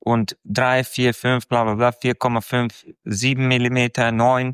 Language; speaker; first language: German; non-native, fluent; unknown